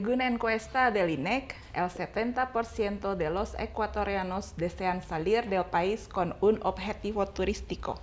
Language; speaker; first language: Spanish; non-native, fluent; Indonesian